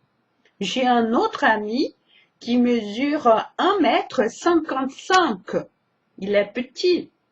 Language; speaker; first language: French; non-native, fluent; Portuguese